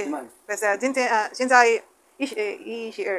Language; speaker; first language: Chinese; non-native, learner; Cebuano